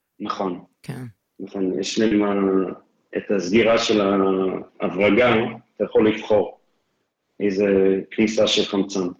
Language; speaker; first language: Hebrew; non-native, fluent; English